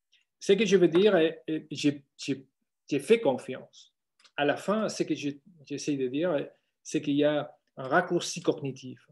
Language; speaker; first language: French; non-native, fluent; Spanish